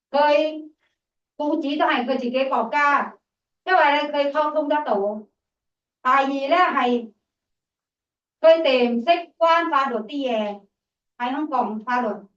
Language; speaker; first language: Cantonese; non-native, fluent; Thai